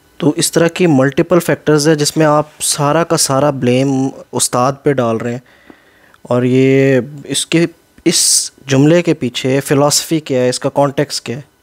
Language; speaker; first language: Urdu; native; Urdu